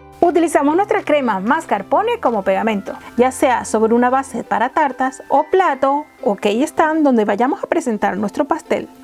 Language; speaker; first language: Spanish; native; Spanish